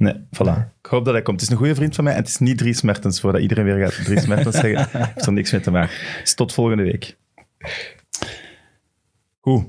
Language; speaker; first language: Dutch; native; Dutch